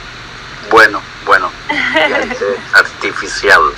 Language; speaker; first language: Spanish; non-native, learner; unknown